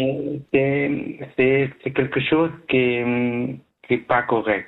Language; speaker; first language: French; non-native, fluent; Persian